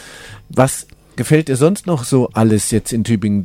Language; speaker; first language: German; native; German